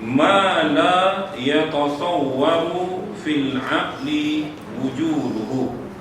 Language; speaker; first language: Arabic; non-native, fluent; Malay